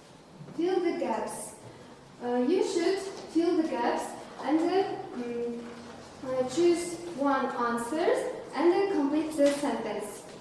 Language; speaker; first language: English; non-native, learner; Kazakh